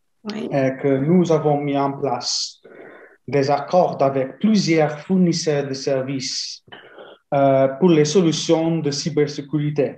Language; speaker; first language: French; non-native, fluent; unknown